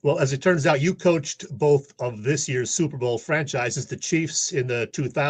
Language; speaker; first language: English; native; English